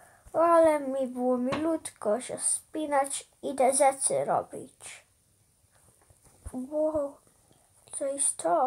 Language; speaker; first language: Polish; early bilingual, heritage; Polish